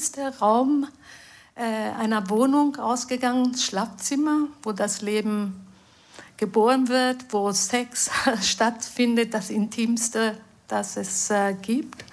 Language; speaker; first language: German; non-native, fluent; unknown